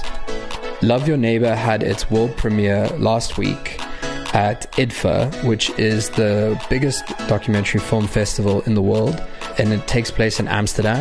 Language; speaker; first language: English; native; English